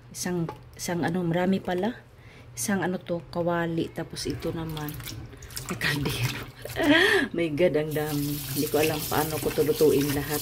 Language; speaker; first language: Filipino; non-native, local second language; Cebuano